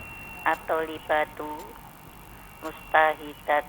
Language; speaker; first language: Arabic; non-native, learner; Indonesian